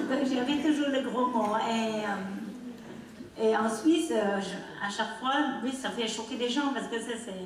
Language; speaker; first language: French; non-native, learner; Khmer